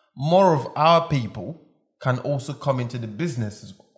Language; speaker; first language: English; non-native, local second language; Yoruba